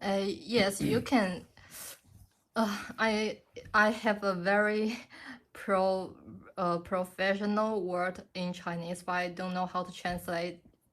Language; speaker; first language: English; non-native, learner; Chinese